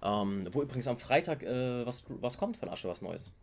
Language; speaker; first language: German; native; German